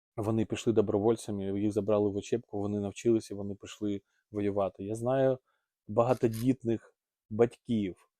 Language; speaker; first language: Ukrainian; non-native, local second language; Russian